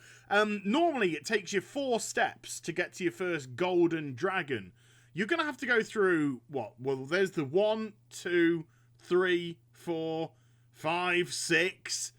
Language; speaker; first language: English; native; English